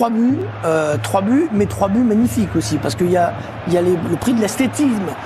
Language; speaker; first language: French; native; French